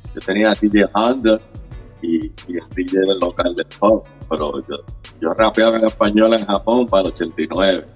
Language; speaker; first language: Spanish; native; Spanish